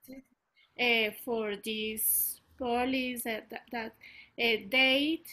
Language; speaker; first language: English; non-native, learner; Spanish